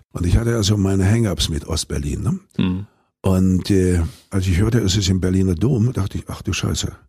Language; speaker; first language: German; native; German